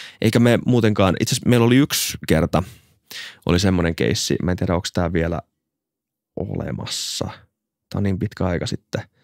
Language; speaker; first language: Finnish; native; Finnish